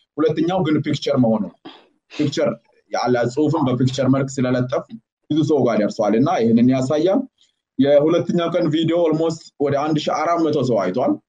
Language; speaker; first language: Amharic; native; Amharic